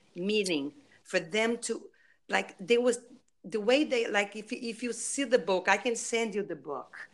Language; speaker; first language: English; non-native, fluent; Portuguese